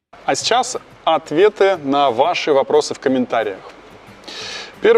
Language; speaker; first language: Russian; native; Russian